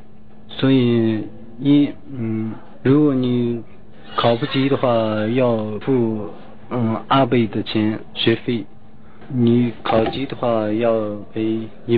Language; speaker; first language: Chinese; non-native, local second language; Tibetan